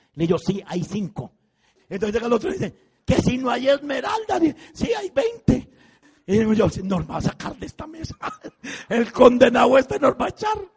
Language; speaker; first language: Spanish; native; Spanish